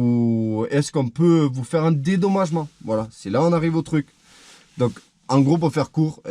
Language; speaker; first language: French; native; French